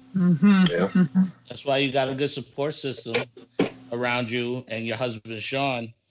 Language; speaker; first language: English; native; English